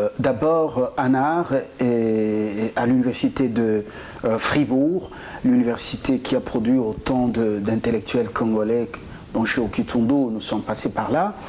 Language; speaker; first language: French; non-native, local second language; Lingala